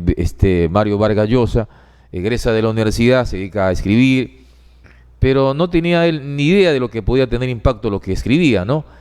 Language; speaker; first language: Spanish; native; Spanish